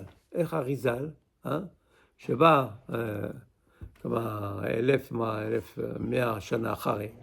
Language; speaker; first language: Hebrew; non-native, fluent; English